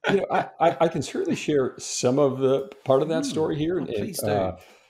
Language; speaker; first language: English; native; English